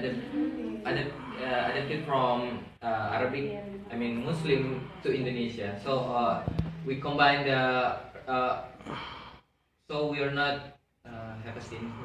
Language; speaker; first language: English; non-native, learner; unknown